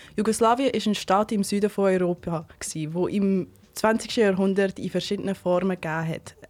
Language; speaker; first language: German; native; German